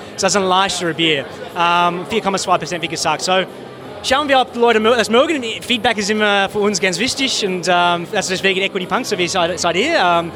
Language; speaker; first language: German; non-native, fluent; English